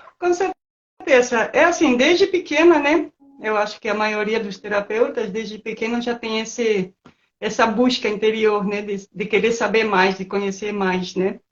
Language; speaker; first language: Portuguese; non-native, fluent; Spanish